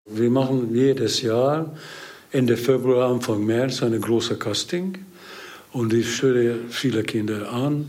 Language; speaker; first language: German; non-native, learner; Hungarian